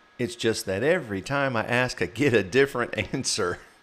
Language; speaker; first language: English; native; English